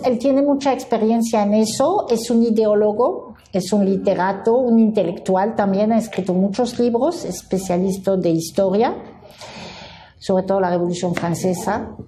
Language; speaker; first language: Spanish; non-native, fluent; French